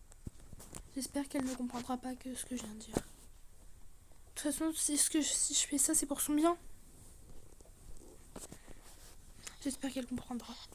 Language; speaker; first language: French; native; French